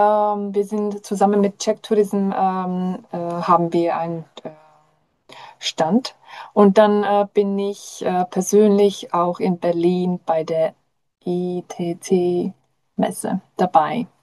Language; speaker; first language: German; non-native, fluent; Czech